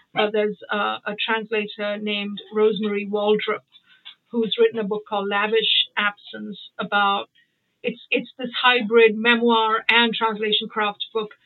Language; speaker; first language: English; non-native, local second language; Gujarati